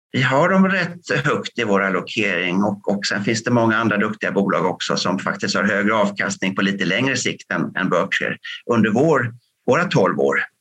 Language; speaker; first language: Swedish; native; Swedish